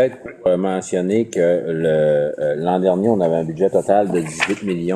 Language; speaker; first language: French; native; French